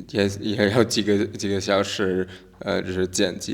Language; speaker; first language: Chinese; non-native, learner; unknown